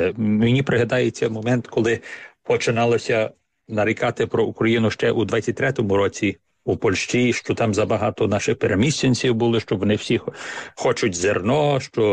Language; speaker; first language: Ukrainian; early bilingual, heritage; Ukrainian